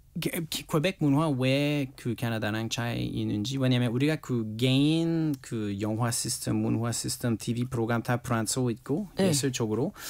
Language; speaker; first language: Korean; non-native, learner; French